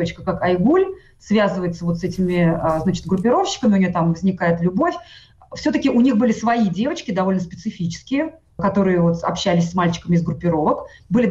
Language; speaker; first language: Russian; non-native, local second language; Tatar